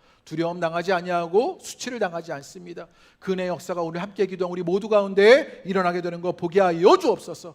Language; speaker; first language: Korean; native; Korean